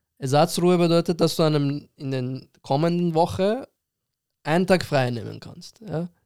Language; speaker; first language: German; early bilingual, other home language; Persian